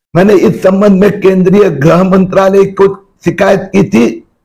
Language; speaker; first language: Hindi; non-native, local second language; Marathi